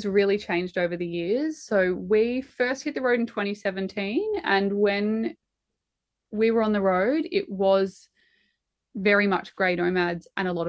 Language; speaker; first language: English; native; English